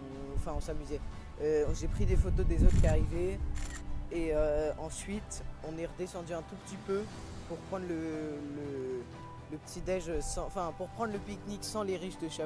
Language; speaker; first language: French; native; French